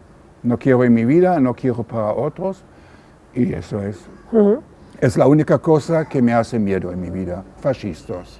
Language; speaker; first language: Spanish; non-native, learner; German